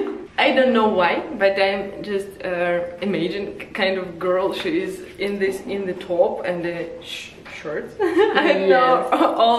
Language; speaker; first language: English; non-native, learner; Russian